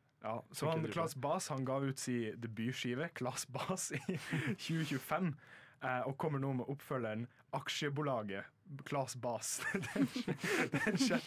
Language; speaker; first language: Norwegian; native; Norwegian